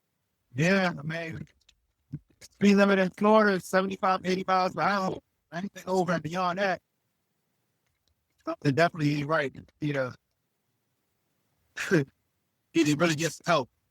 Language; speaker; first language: English; native; English